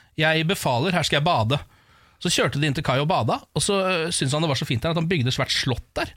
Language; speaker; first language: Norwegian; native; Norwegian